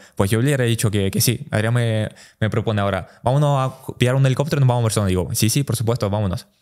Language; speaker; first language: Spanish; early bilingual, other home language; Russian